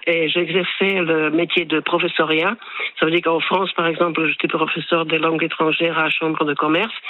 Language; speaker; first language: French; non-native, fluent; Slovak